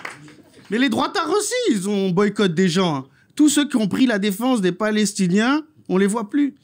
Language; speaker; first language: French; native; French